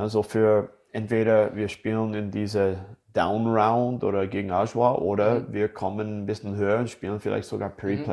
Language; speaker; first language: German; non-native, fluent; English